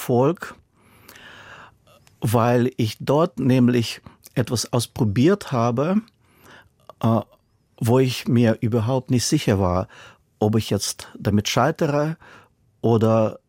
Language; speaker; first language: German; non-native, fluent; Russian